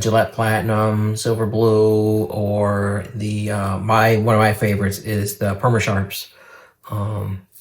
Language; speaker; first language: English; native; English